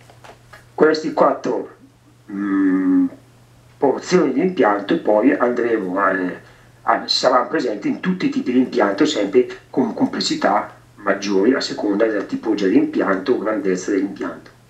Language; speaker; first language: Italian; native; Italian